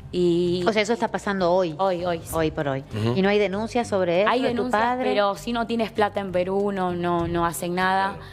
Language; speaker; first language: Spanish; native; Spanish